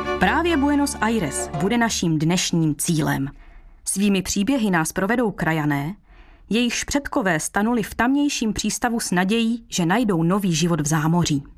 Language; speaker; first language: Czech; native; Czech